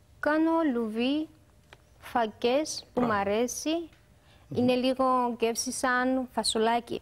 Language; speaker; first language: Greek; non-native, learner; Georgian